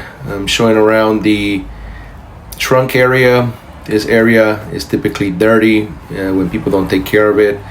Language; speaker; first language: English; native; English